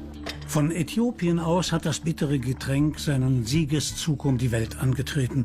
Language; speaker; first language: German; native; German